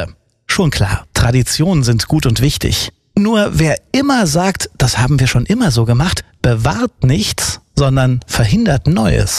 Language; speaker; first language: German; native; German